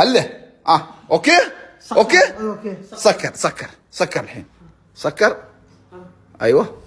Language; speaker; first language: Arabic; native; Arabic